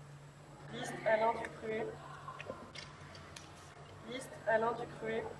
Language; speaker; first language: French; native; French